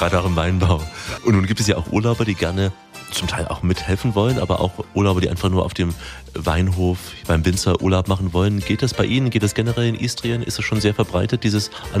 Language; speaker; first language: German; native; German